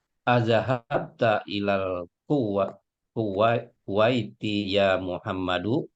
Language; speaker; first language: Arabic; non-native, learner; Indonesian